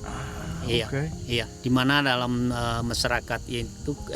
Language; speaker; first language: Indonesian; native; Indonesian